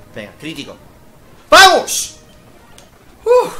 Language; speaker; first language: Spanish; native; Spanish